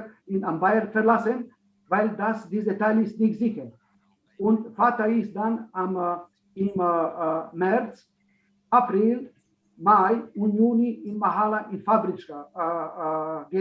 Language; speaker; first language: German; non-native, learner; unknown